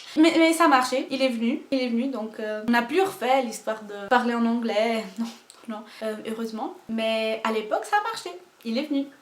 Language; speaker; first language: French; non-native, fluent; Portuguese